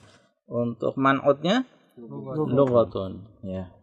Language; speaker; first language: Indonesian; native; Indonesian